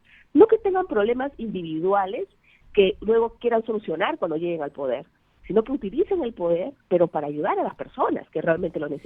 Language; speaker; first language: Spanish; native; Spanish